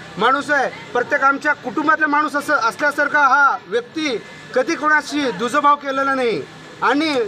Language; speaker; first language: Marathi; non-native, local second language; Lambadi